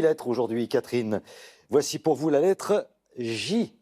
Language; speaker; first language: French; native; French